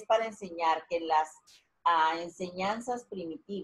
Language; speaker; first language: Spanish; native; Spanish